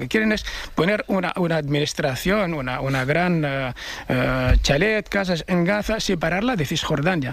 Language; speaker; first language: Spanish; non-native, fluent; Arabic